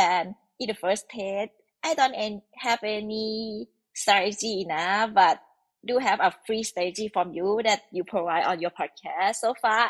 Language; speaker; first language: English; non-native, learner; Thai